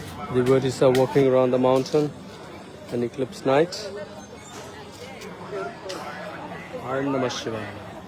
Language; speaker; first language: English; non-native, local second language; Tamil